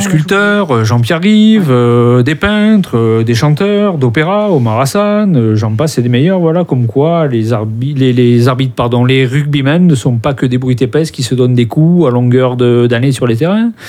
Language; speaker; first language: French; native; French